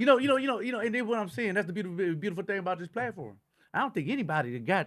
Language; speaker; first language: English; native; English